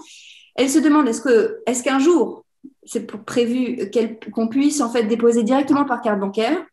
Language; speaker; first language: French; native; French